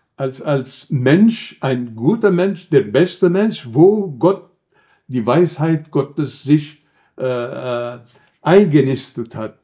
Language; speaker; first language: German; non-native, fluent; Arabic